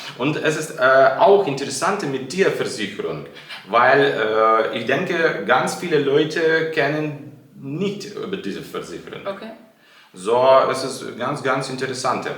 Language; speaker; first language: German; non-native, learner; Ukrainian